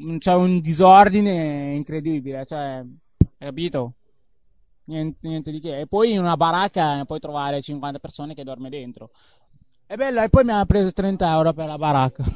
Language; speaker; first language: Italian; early bilingual, other home language; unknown